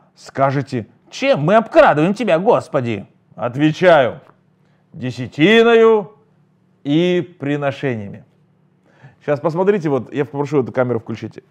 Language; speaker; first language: Russian; native; Russian